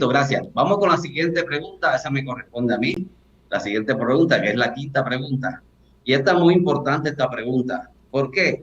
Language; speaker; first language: Spanish; native; Spanish